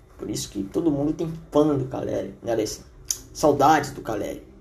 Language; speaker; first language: Portuguese; native; Portuguese